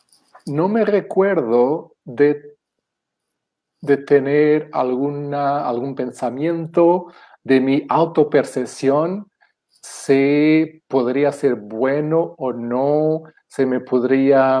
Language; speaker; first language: Spanish; non-native, fluent; Portuguese